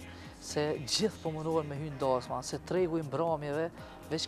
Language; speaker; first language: Albanian; native; Albanian